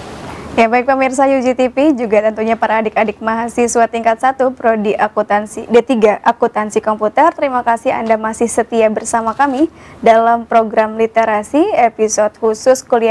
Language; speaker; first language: Indonesian; native; Indonesian